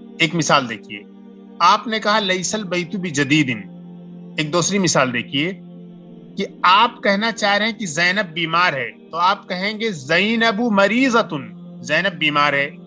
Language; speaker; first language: Urdu; native; Urdu